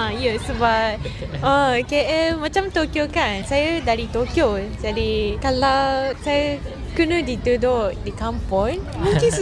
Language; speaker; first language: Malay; non-native, fluent; Japanese